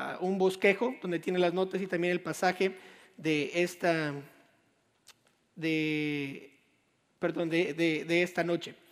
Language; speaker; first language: Spanish; native; Spanish